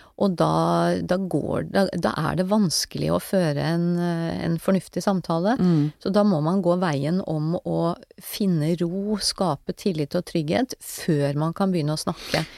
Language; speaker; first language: Norwegian; native; Norwegian